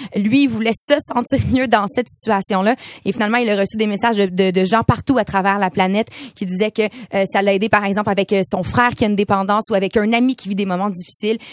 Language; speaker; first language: French; native; French